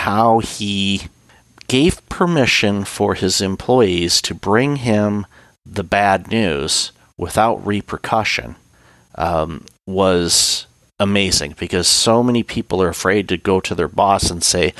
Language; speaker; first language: English; native; English